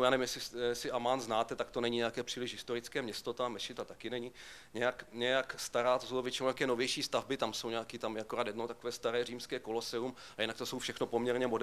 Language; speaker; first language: Czech; native; Czech